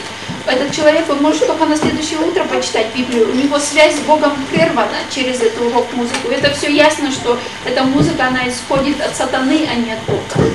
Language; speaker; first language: Russian; native; Russian